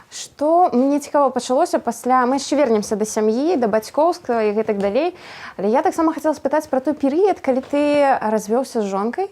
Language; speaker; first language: Belarusian; non-native, local second language; Russian